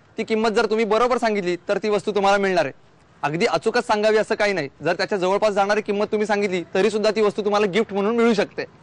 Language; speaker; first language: Marathi; native; Marathi